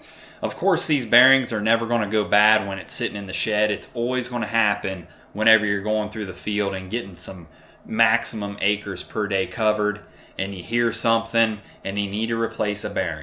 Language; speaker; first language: English; native; English